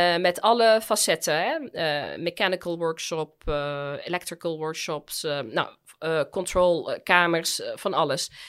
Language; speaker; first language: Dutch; early bilingual, other home language; Arabic